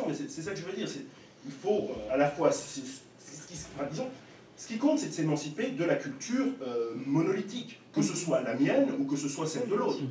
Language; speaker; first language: French; native; French